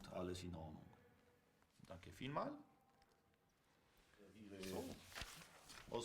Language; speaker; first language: German; non-native, local second language; French